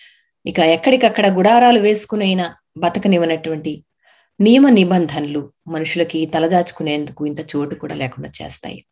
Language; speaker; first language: Telugu; native; Telugu